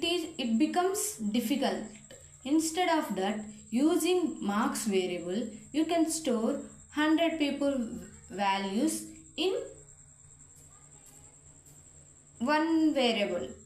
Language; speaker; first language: English; non-native, local second language; Telugu